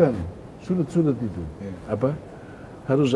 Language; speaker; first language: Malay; non-native, fluent; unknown